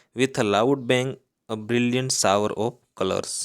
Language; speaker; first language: English; non-native, local second language; Gujarati